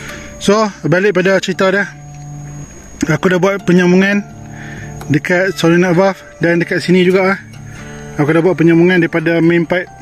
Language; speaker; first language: Malay; native; Malay